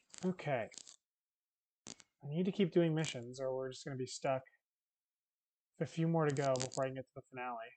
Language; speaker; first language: English; native; English